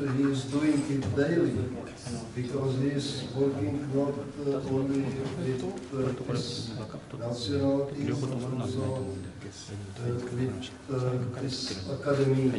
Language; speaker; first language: English; non-native, learner; Czech